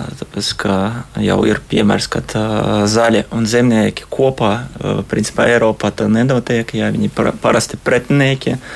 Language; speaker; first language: Latvian; non-native, local second language; Russian